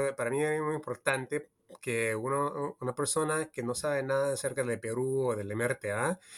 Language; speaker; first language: Spanish; early bilingual, heritage; Spanish